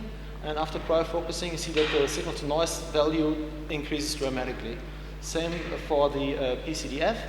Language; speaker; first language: English; non-native, fluent; German